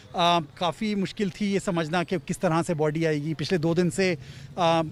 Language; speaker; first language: Hindi; native; Hindi